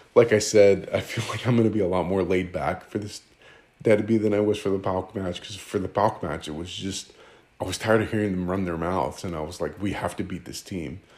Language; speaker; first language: English; early bilingual, other home language; Greek